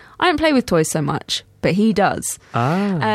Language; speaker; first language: English; native; English